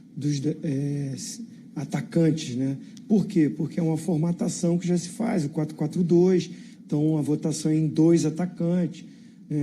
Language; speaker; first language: Portuguese; native; Portuguese